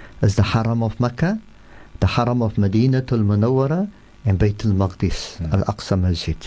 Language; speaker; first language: English; early bilingual, other home language; Afrikaans